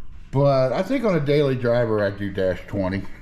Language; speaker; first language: English; native; English